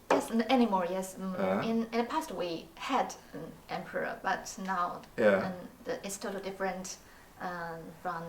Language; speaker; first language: English; non-native, learner; Chinese